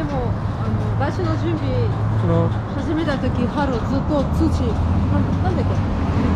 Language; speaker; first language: Japanese; non-native, learner; Russian